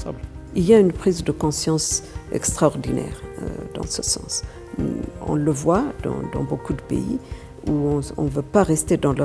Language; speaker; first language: French; non-native, fluent; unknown